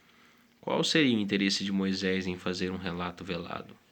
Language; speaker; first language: Portuguese; native; Portuguese